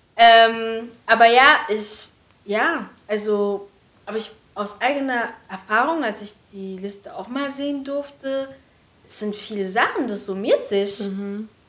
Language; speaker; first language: German; early bilingual, other home language; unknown